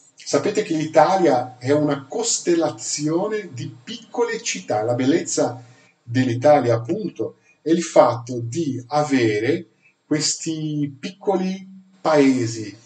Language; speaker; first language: Italian; non-native, fluent; Portuguese